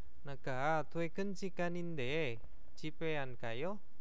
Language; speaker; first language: Korean; non-native, fluent; Indonesian